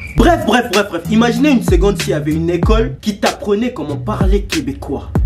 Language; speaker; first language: French; early bilingual, other home language; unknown